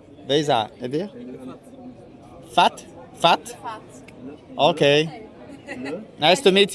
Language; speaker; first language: English; non-native, learner; Slovak